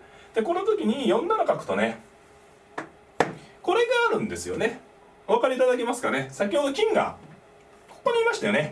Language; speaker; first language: Japanese; native; Japanese